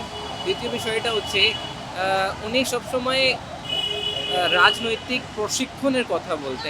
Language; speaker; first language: Bangla; non-native, fluent; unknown